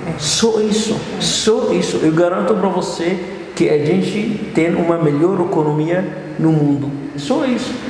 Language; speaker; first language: Portuguese; non-native, fluent; Arabic